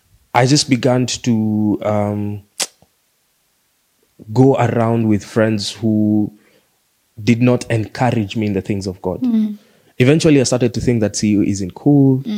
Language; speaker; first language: English; non-native, local second language; Swahili